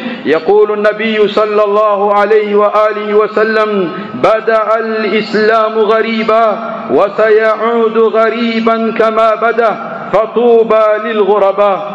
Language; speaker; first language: Arabic; non-native, fluent; Swahili